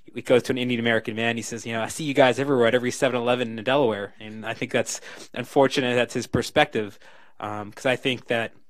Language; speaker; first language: English; native; English